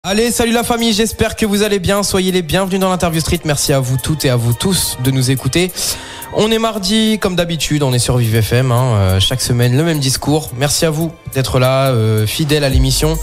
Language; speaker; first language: French; native; French